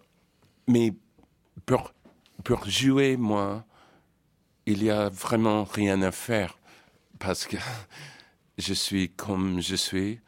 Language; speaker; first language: French; non-native, fluent; English